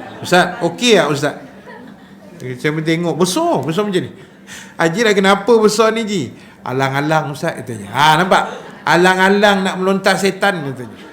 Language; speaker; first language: Malay; native; Malay